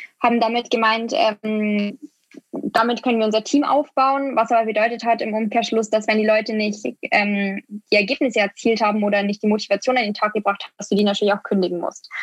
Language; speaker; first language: German; native; German